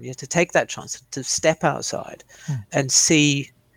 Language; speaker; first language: English; native; English